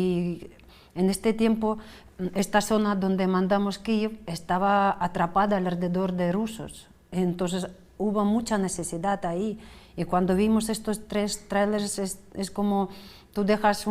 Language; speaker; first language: Spanish; non-native, fluent; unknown